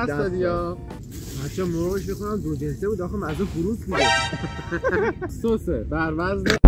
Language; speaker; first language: Persian; native; Persian